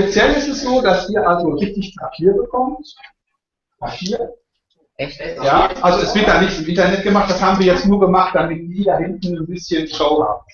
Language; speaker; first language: German; native; German